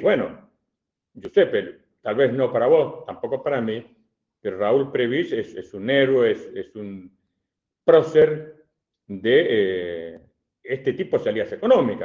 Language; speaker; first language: Spanish; native; Spanish